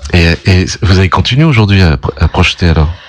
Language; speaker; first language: French; native; French